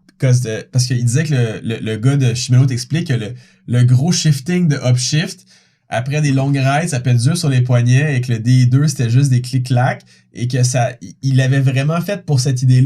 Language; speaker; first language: French; native; French